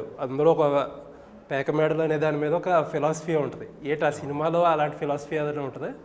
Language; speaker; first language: Telugu; native; Telugu